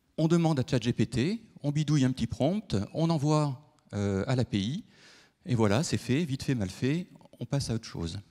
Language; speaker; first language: French; native; French